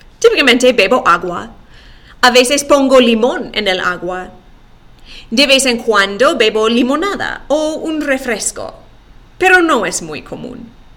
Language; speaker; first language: Spanish; non-native, fluent; English